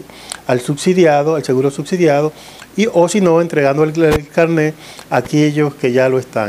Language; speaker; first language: Spanish; native; Spanish